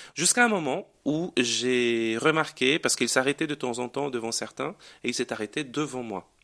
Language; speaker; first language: French; non-native, fluent; Portuguese